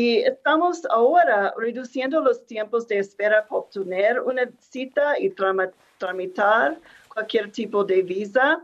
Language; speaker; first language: Spanish; non-native, fluent; English